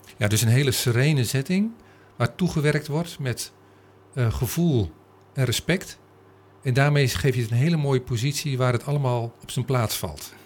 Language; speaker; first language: Dutch; native; Dutch